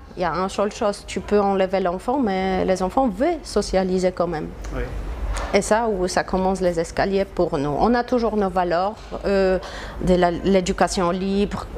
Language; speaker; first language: French; non-native, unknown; Polish